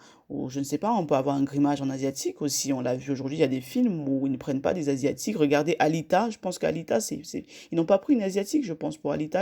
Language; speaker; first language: French; native; French